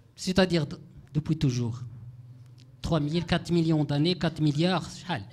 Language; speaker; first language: French; non-native, local second language; Arabic